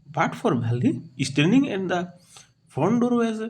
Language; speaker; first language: English; non-native, local second language; Assamese